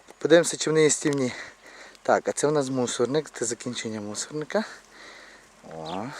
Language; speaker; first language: Ukrainian; native; Ukrainian